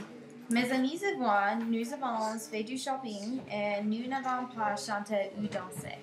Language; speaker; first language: French; non-native, learner; English